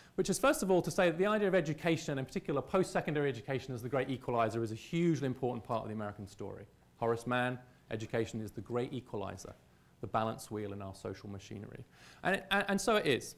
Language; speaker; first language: English; native; English